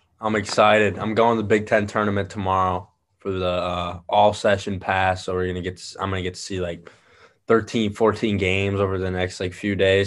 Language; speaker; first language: English; native; English